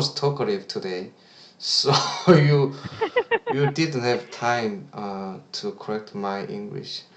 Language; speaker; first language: English; non-native, learner; Korean